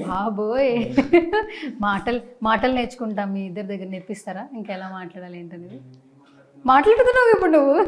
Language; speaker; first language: Telugu; native; Telugu